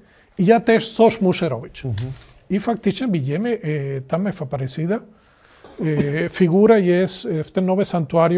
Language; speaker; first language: Polish; non-native, learner; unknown